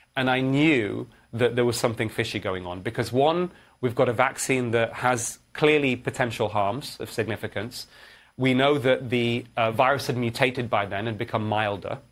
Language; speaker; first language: English; native; English